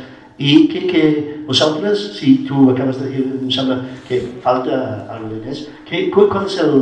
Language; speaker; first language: Catalan; non-native, fluent; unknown